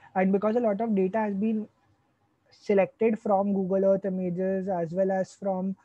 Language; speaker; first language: English; non-native, local second language; Hindi